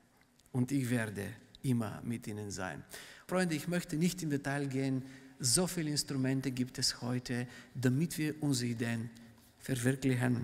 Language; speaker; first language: German; non-native, fluent; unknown